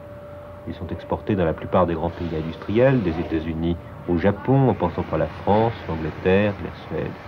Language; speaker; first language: French; native; French